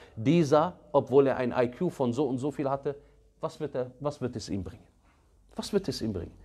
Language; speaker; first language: German; early bilingual, other home language; Arabic